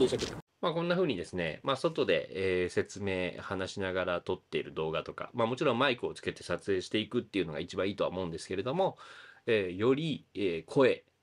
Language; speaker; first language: Japanese; native; Japanese